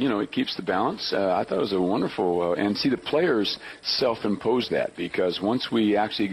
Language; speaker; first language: English; native; English